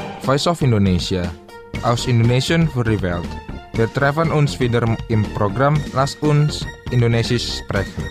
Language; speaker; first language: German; non-native, fluent; Indonesian